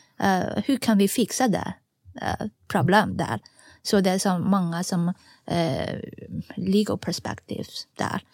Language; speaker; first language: Swedish; non-native, fluent; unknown